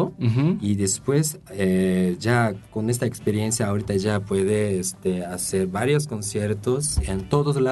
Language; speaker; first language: Spanish; non-native, fluent; Japanese